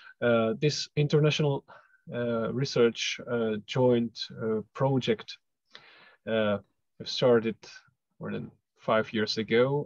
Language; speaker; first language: English; non-native, fluent; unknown